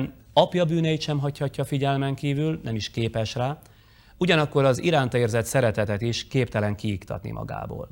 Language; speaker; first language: Hungarian; native; Hungarian